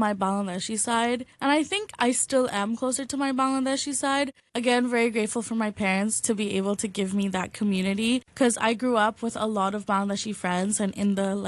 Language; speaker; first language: English; non-native, local second language; Bangla